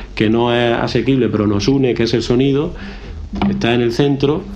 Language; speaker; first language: Spanish; native; Spanish